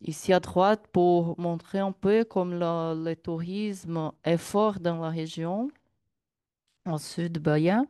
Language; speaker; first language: French; non-native, learner; Portuguese